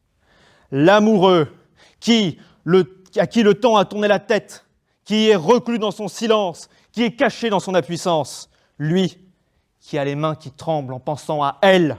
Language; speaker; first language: French; native; French